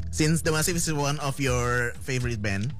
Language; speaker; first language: English; non-native, fluent; Indonesian